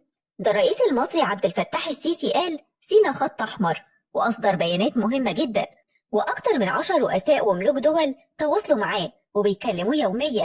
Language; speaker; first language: Arabic; native; Arabic